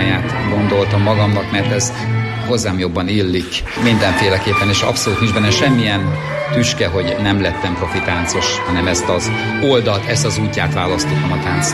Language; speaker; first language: Hungarian; native; Hungarian